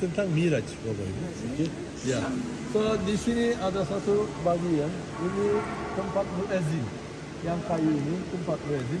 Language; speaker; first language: Indonesian; non-native, fluent; Turkish